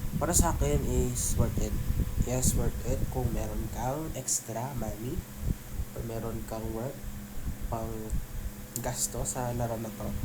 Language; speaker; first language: Filipino; non-native, local second language; Hiligaynon